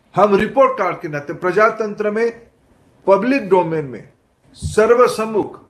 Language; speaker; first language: Hindi; non-native, local second language; Odia